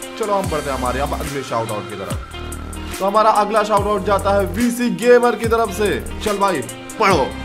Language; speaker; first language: Hindi; native; Hindi